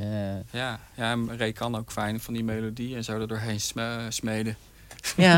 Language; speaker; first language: Dutch; native; Dutch